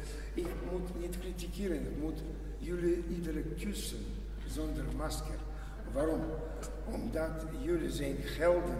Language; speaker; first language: Dutch; non-native, learner; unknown